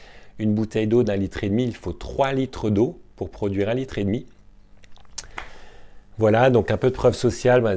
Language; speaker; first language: French; native; French